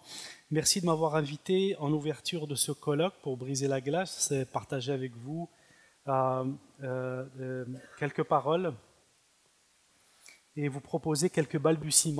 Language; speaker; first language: French; non-native, fluent; Arabic